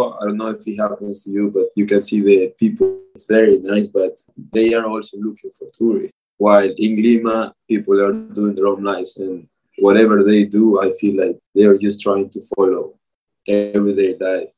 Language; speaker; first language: English; non-native, fluent; Spanish